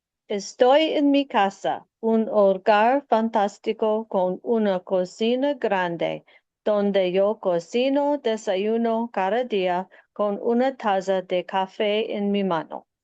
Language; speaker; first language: Spanish; non-native, learner; English